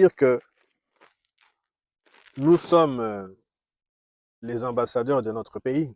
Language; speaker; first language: French; non-native, local second language; Kongo